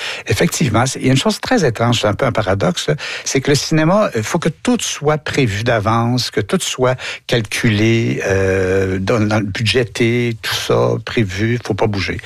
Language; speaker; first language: French; native; French